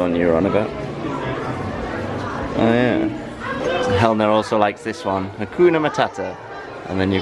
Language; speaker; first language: English; native; English